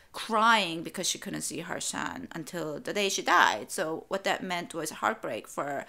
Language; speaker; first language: English; non-native, fluent; Korean